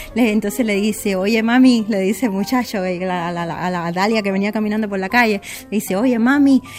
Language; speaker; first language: Spanish; native; Spanish